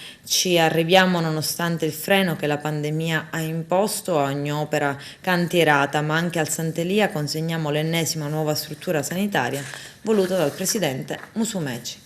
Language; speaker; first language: Italian; native; Italian